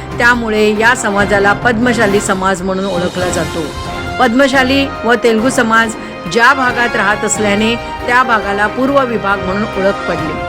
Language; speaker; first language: Marathi; native; Marathi